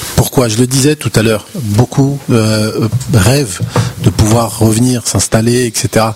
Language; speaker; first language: French; native; French